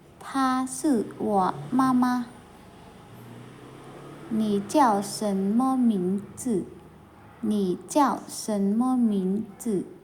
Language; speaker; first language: Chinese; non-native, fluent; Khmer